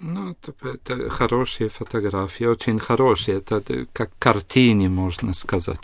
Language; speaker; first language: Russian; non-native, fluent; Italian